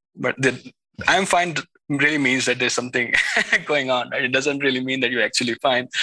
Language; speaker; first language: English; non-native, local second language; Hindi